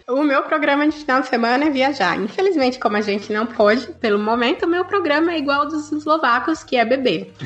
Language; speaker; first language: Portuguese; native; Portuguese